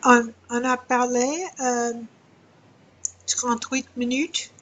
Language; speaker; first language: French; non-native, learner; English